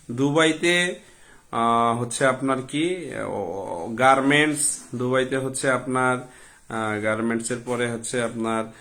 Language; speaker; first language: Bangla; native; Bangla